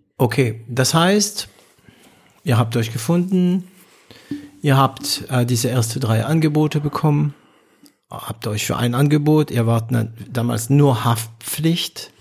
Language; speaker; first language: German; non-native, fluent; French